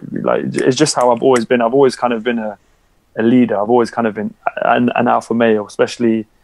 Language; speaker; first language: English; early bilingual, other home language; Albanian